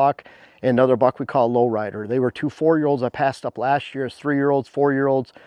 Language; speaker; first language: English; native; English